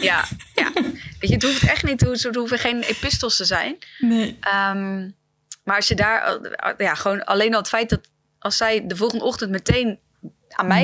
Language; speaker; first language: Dutch; native; Dutch